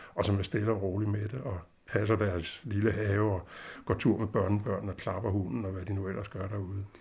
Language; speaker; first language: Danish; native; Danish